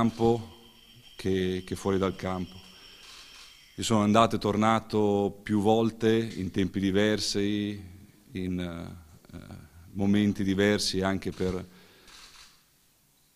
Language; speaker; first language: Italian; native; Italian